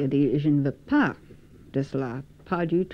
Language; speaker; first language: French; non-native, fluent; English